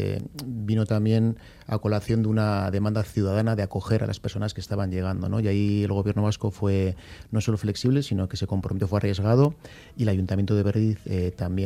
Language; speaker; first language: Spanish; native; Spanish